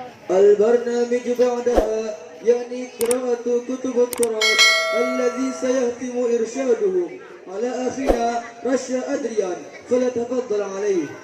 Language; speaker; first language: Arabic; non-native, learner; Indonesian